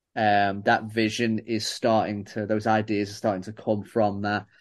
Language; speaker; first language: English; native; English